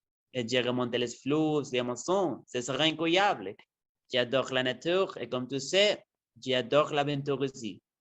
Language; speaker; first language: French; non-native, learner; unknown